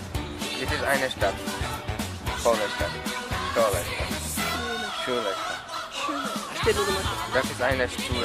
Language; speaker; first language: German; non-native, learner; Czech